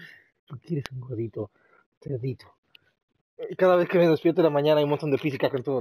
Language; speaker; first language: Spanish; early bilingual, heritage; Spanish